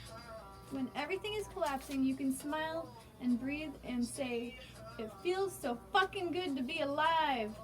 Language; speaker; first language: English; native; English